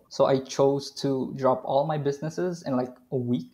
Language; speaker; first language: English; non-native, fluent; Indonesian